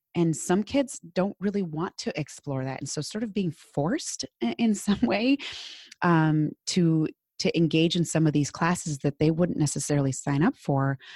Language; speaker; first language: English; native; English